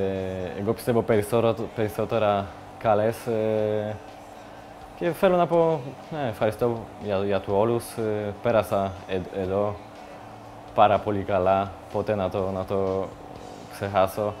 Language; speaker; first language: Greek; non-native, learner; Polish